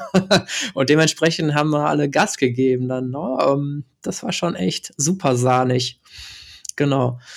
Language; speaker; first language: German; native; German